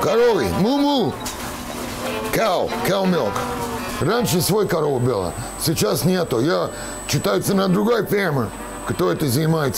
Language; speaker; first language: Russian; non-native, learner; English